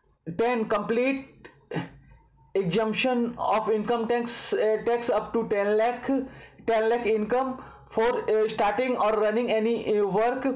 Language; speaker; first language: English; non-native, local second language; Hindi